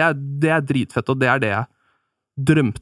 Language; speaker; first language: Norwegian; native; Norwegian